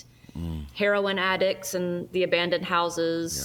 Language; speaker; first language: English; native; English